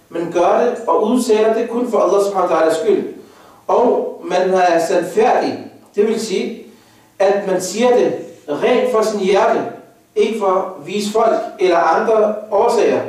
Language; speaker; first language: Danish; non-native, fluent; Arabic